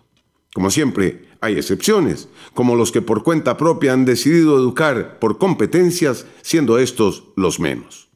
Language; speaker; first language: Spanish; native; Spanish